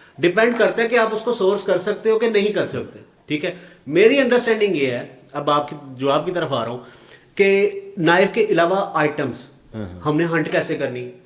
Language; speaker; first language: Urdu; non-native, local second language; Punjabi